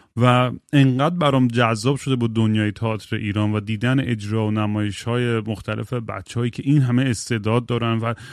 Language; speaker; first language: Persian; early bilingual, heritage; Persian